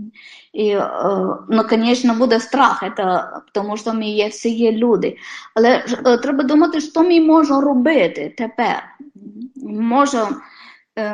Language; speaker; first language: Ukrainian; non-native, fluent; Polish